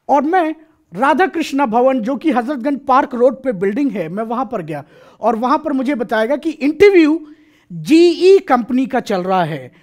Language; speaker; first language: Hindi; native; Hindi